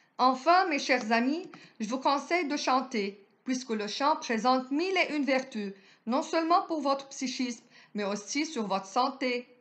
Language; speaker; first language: French; non-native, local second language; Arabic